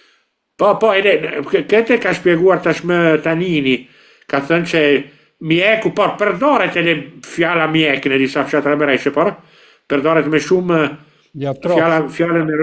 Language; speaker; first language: Albanian; non-native, learner; Italian